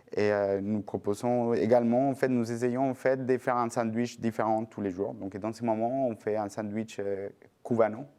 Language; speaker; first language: French; non-native, fluent; Spanish